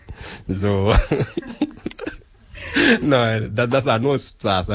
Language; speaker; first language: German; non-native, learner; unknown